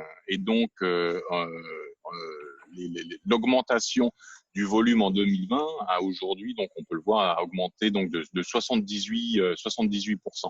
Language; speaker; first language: French; native; French